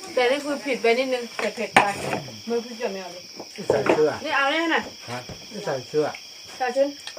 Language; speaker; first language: Thai; non-native, local second language; Karen languages